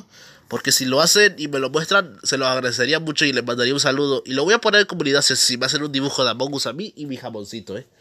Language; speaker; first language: Spanish; native; Spanish